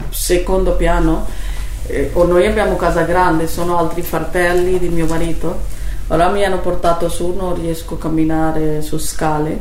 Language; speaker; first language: Italian; non-native, learner; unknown